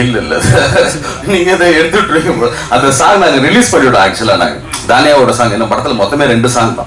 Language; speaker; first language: Tamil; native; Tamil